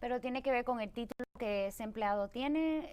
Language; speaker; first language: Spanish; early bilingual, other home language; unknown